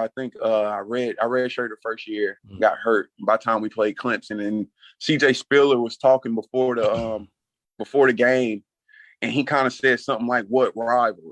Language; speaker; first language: English; native; English